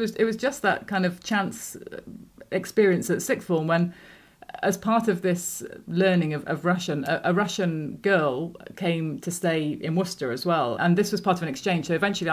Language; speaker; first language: English; native; English